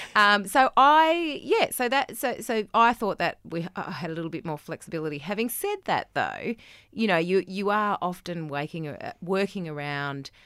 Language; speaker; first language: English; native; English